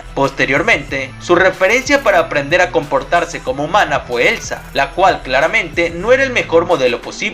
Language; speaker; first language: Spanish; native; Spanish